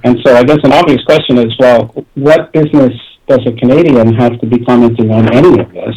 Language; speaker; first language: English; native; English